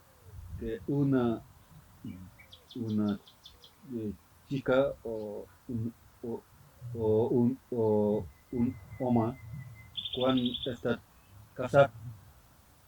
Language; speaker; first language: Catalan; non-native, learner; Fula